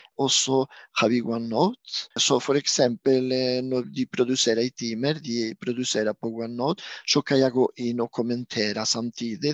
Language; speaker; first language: Norwegian; non-native, fluent; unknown